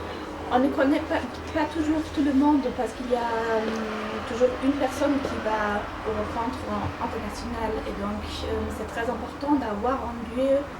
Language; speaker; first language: French; non-native, fluent; German